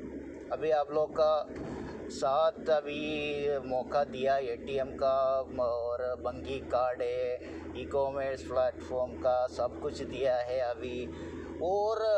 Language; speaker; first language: Hindi; non-native, local second language; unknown